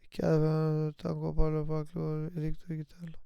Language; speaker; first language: Turkish; native; Turkish